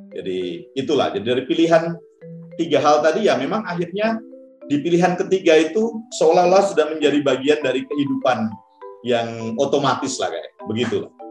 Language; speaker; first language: Indonesian; native; Indonesian